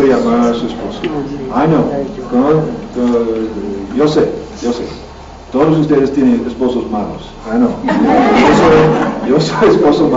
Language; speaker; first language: Spanish; non-native, learner; English